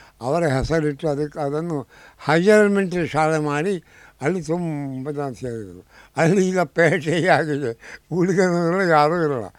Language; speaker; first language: Kannada; non-native, local second language; Tulu